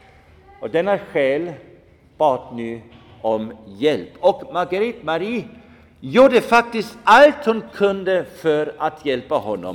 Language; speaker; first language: Swedish; non-native, fluent; German